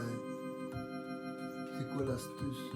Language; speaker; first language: French; native; French